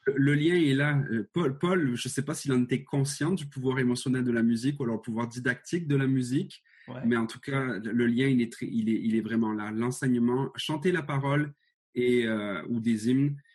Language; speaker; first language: French; native; French